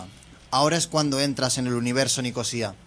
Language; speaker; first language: Spanish; non-native, learner; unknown